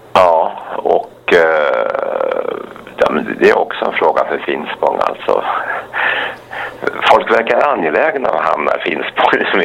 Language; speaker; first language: Swedish; native; Swedish